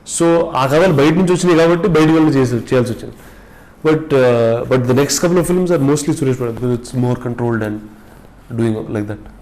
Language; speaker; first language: Telugu; native; Telugu